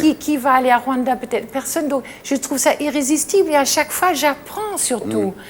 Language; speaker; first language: French; non-native, fluent; English